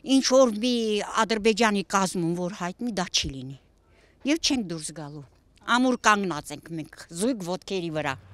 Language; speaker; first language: Armenian; native; Armenian